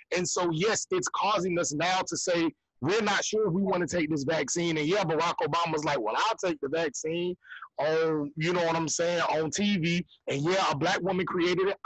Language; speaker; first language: English; native; English